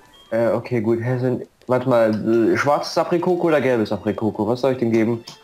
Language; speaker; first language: German; native; German